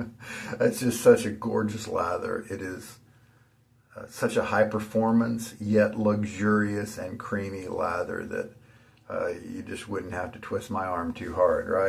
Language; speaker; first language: English; native; English